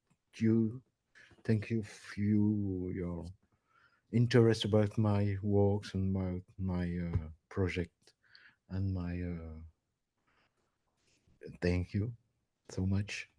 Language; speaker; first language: English; non-native, learner; French